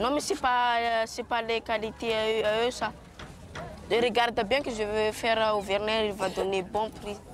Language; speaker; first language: French; non-native, learner; Malagasy